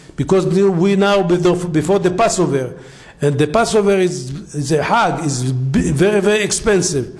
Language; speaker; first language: English; non-native, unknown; Hebrew